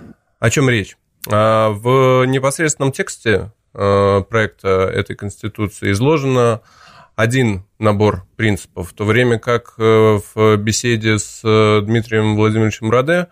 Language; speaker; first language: Russian; native; Russian